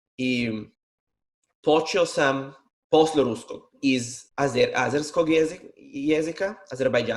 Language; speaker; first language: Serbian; non-native, fluent; Hebrew